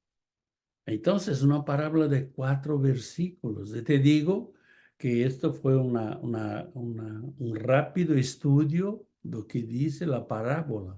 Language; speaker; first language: Spanish; non-native, fluent; Portuguese